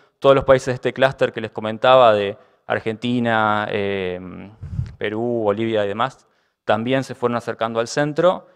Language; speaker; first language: Spanish; native; Spanish